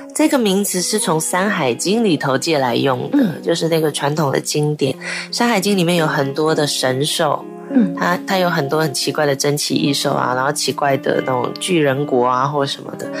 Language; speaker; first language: Chinese; non-native, local second language; Hakka Chinese